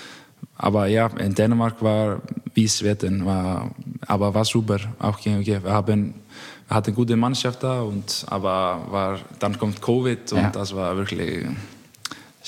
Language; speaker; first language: German; non-native, learner; Icelandic